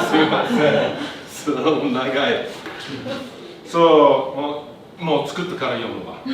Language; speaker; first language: Japanese; non-native, learner; English